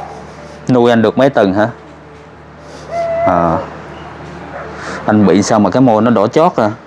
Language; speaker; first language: Vietnamese; native; Vietnamese